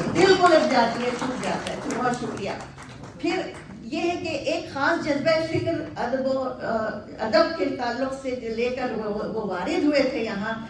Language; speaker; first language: Urdu; native; Urdu